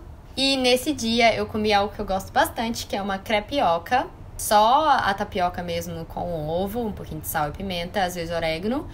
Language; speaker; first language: Portuguese; native; Portuguese